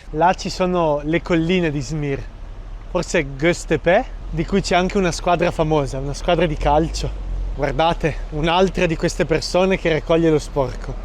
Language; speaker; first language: Italian; native; Italian